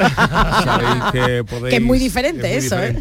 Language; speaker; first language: Spanish; native; Spanish